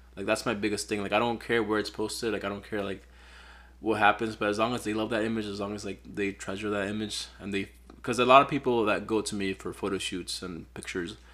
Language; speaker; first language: English; non-native, fluent; Spanish